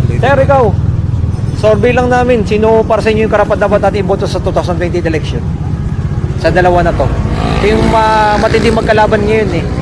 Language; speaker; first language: Filipino; native; Filipino